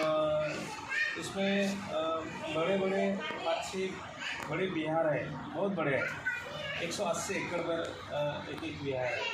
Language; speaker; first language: Hindi; non-native, local second language; Marathi